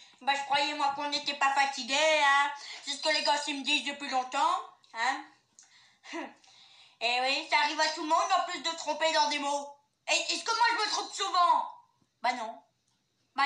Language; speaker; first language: French; native; French